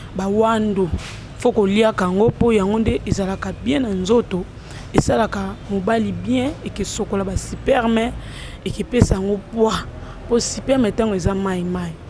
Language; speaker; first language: Lingala; native; Lingala